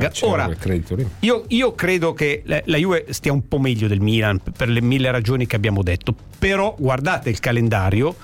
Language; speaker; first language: Italian; native; Italian